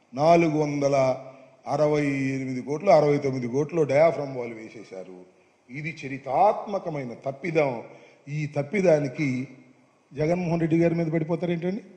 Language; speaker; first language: Telugu; native; Telugu